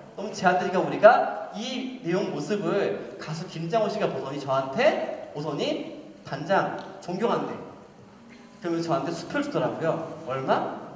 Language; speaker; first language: Korean; native; Korean